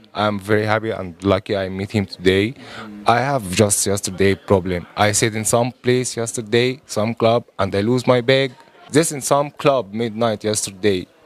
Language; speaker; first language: English; non-native, learner; Arabic